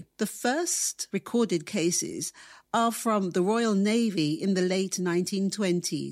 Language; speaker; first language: English; native; English